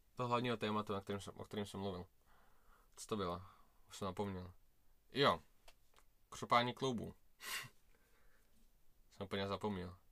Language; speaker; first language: Czech; early bilingual, other home language; Russian